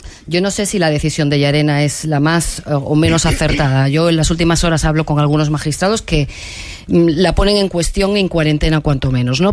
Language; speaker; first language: Spanish; native; Spanish